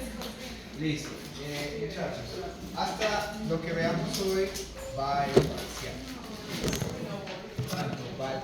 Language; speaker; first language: Spanish; native; Spanish